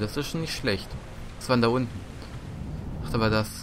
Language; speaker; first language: German; native; German